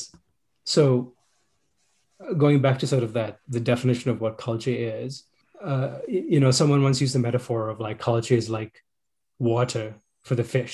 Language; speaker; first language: English; non-native, local second language; Sinhala